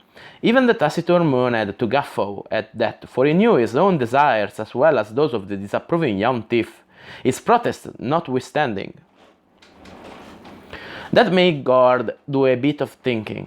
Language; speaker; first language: English; non-native, fluent; Italian